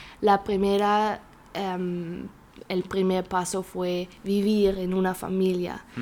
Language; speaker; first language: Spanish; non-native, learner; German